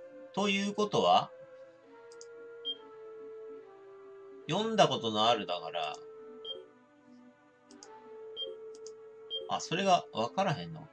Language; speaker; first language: Japanese; native; Japanese